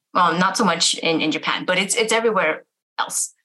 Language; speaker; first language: English; native; English